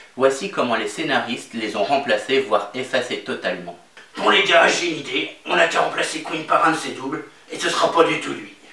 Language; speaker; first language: French; native; French